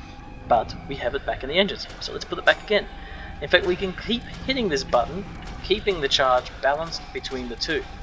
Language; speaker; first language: English; native; English